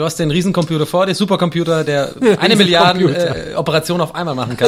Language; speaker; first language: German; native; German